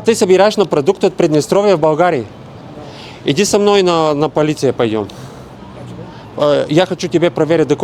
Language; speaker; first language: Russian; non-native, learner; Bulgarian